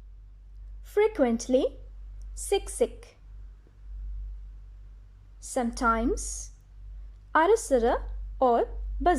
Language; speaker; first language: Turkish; non-native, fluent; Bangla